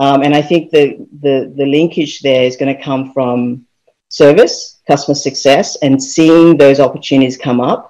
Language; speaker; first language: English; native; English